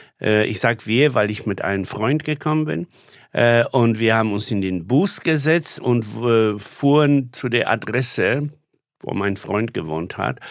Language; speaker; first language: German; non-native, fluent; Polish